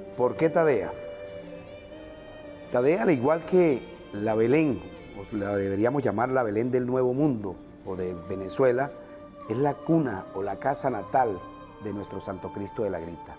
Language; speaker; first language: Spanish; native; Spanish